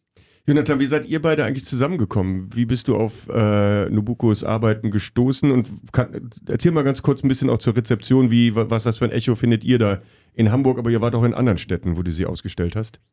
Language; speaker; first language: German; native; German